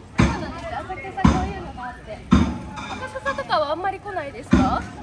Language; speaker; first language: Japanese; native; Japanese